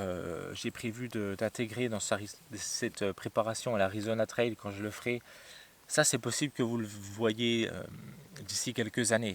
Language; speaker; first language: French; native; French